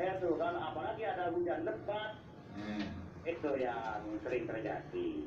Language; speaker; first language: Malay; non-native, local second language; Madurese